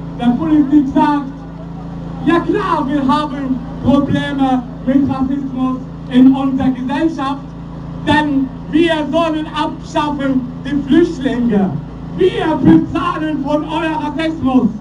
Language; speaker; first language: German; non-native, learner; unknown